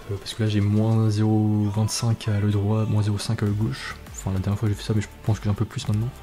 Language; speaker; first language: French; native; French